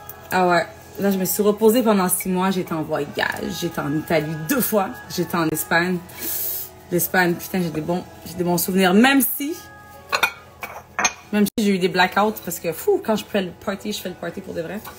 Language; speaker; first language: French; native; French